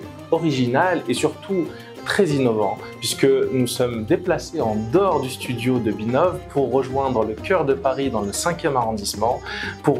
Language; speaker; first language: French; native; French